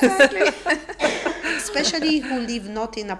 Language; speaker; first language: English; non-native, learner; Italian